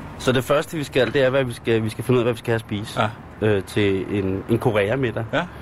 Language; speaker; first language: Danish; native; Danish